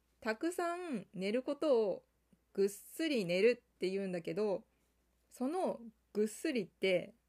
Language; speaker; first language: Japanese; non-native, fluent; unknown